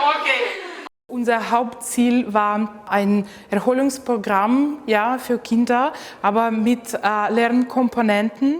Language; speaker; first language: German; non-native, fluent; Ukrainian